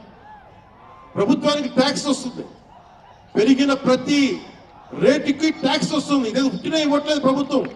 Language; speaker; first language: Telugu; native; Telugu